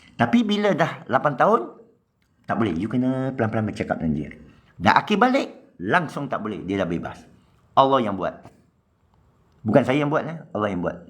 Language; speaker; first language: Malay; non-native, local second language; Chinese